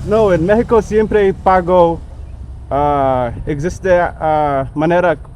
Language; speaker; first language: Spanish; non-native, learner; English